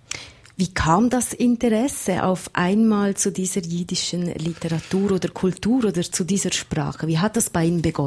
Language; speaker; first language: German; native; German